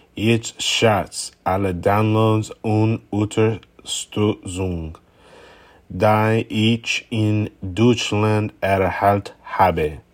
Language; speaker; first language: German; non-native, learner; English